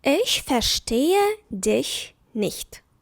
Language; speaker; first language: German; non-native, fluent; Ukrainian